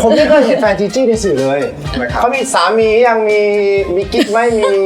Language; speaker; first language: Thai; native; Thai